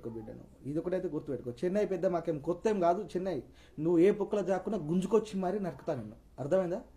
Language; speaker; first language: Telugu; native; Telugu